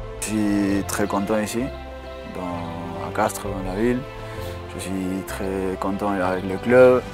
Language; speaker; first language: French; non-native, learner; Spanish